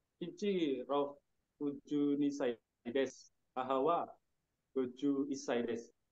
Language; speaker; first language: Japanese; non-native, learner; Indonesian